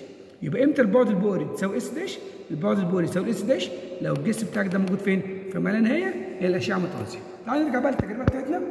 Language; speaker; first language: Arabic; native; Arabic